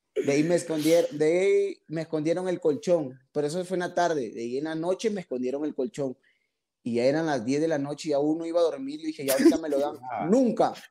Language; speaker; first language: Spanish; native; Spanish